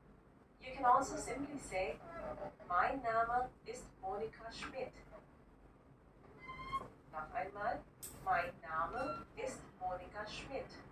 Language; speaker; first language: German; non-native, fluent; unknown